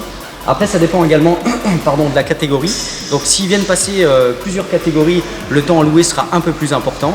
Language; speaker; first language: French; native; French